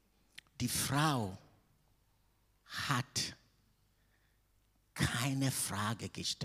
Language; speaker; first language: German; non-native, fluent; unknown